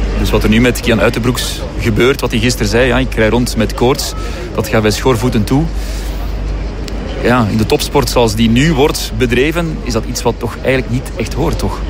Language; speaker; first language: Dutch; native; Dutch